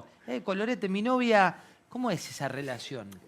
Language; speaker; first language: Spanish; native; Spanish